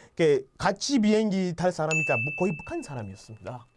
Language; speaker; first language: Korean; non-native, fluent; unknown